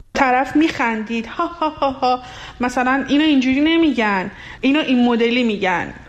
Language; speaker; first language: Persian; non-native, local second language; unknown